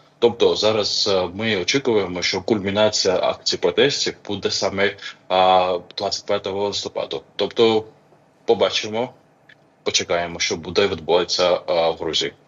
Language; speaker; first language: Ukrainian; non-native, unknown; Georgian